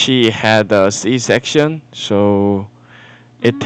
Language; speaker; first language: English; non-native, fluent; Korean